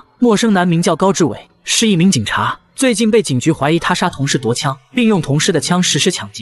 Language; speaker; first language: Chinese; native; Chinese